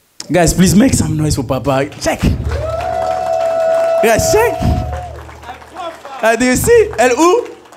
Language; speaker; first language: English; non-native, fluent; French